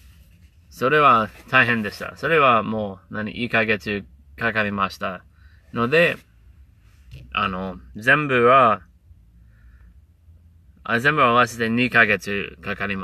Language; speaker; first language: Japanese; non-native, learner; English